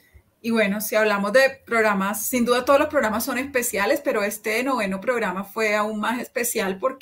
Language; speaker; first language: Spanish; native; Spanish